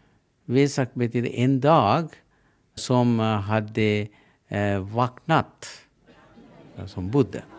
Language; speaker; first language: Swedish; non-native, learner; Sinhala